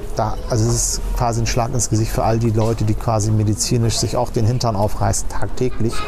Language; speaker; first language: German; early bilingual, other home language; Turkish